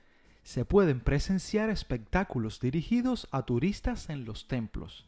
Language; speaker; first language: Spanish; native; Spanish